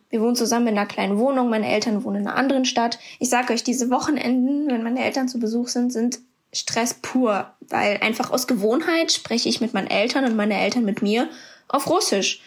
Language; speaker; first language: German; early bilingual, other home language; Russian